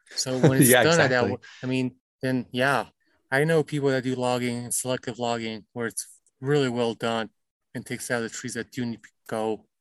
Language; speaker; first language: English; early bilingual, other home language; Romanian